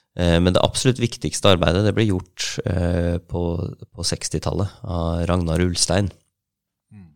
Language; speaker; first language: Norwegian; native; Norwegian